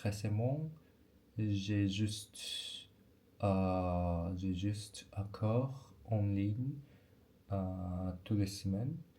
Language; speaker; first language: French; non-native, learner; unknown